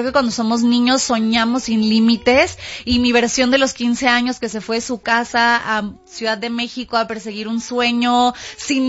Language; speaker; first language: Spanish; native; Spanish